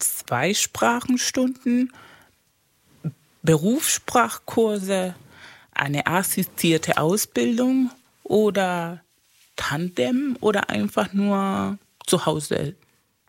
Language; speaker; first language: German; non-native, fluent; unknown